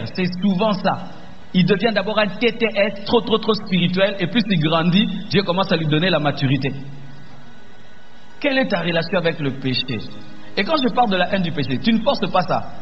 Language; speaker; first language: French; non-native, local second language; Lingala